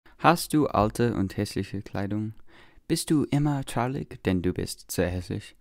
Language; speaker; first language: German; non-native, learner; English